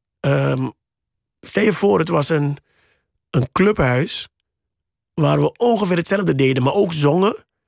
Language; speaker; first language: Dutch; native; Dutch